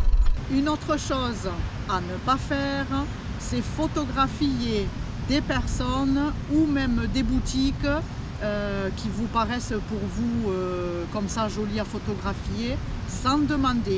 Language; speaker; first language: French; native; French